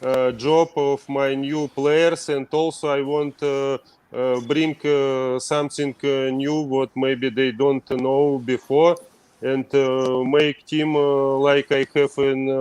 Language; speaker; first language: English; non-native, learner; Russian